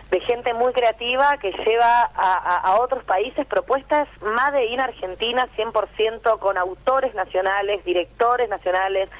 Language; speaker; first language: Spanish; native; Spanish